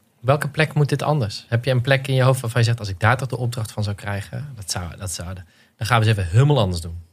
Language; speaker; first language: Dutch; native; Dutch